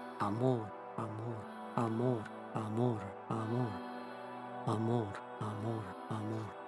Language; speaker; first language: Spanish; non-native, fluent; English